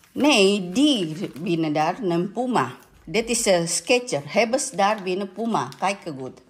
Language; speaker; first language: Dutch; non-native, learner; Indonesian